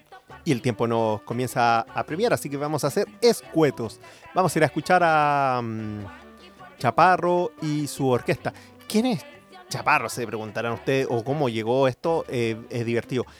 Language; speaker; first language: Spanish; native; Spanish